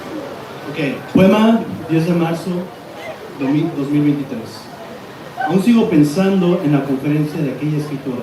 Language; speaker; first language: Spanish; native; Spanish